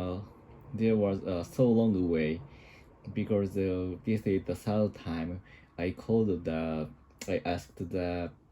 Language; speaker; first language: English; non-native, learner; Japanese